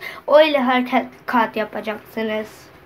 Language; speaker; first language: Turkish; non-native, learner; Urdu